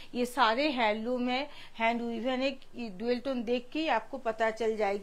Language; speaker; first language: Hindi; non-native, local second language; Bangla